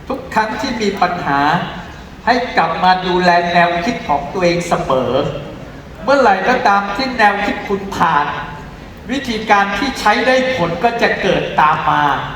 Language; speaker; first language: Thai; native; Thai